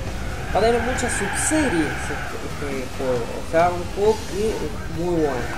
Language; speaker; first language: Spanish; native; Spanish